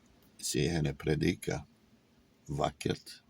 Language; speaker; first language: Swedish; non-native, fluent; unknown